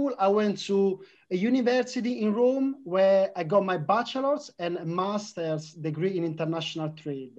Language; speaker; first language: English; non-native, fluent; Italian